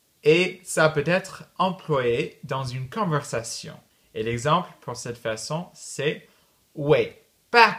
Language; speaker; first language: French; non-native, fluent; English